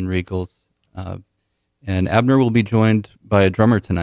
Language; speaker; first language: English; native; English